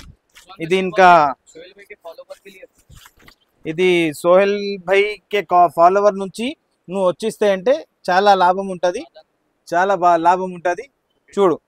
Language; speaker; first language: Telugu; non-native, local second language; Urdu